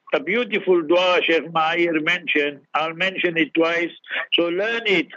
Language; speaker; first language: English; early bilingual, other home language; Urdu